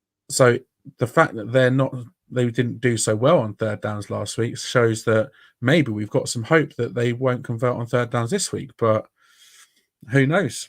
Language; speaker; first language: English; native; English